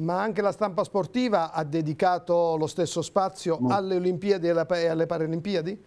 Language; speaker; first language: Italian; native; Italian